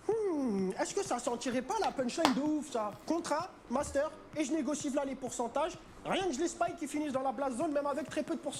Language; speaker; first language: French; native; French